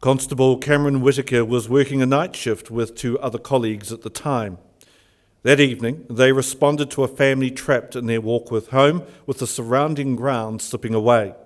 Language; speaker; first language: English; native; English